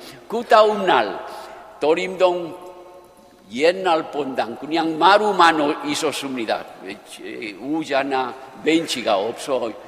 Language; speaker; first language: Korean; non-native, fluent; Japanese